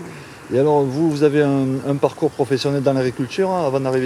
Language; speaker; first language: French; native; French